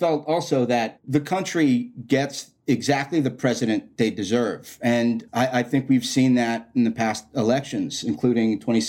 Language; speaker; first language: English; native; English